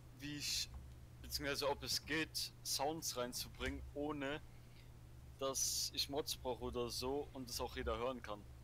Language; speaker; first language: German; native; German